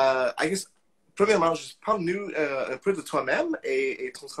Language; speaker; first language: French; non-native, local second language; English